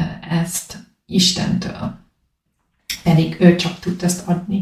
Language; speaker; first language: Hungarian; non-native, learner; English